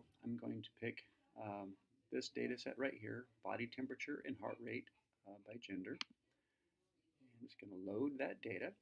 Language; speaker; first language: English; native; English